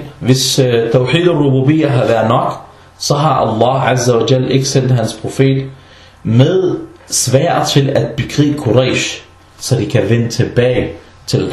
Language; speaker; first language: Danish; non-native, fluent; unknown